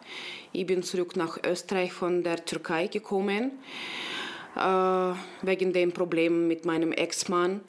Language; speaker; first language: German; non-native, local second language; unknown